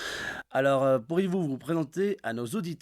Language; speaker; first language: French; native; French